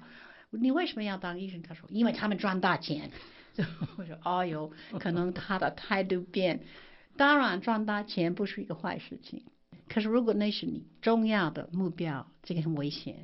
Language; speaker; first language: Chinese; non-native, fluent; English